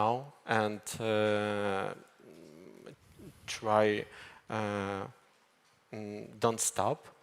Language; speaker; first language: English; non-native, learner; Ukrainian